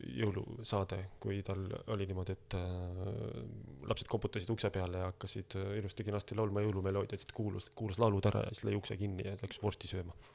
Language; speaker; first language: Estonian; native; Estonian